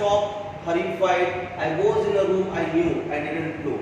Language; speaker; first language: English; non-native, local second language; Hindi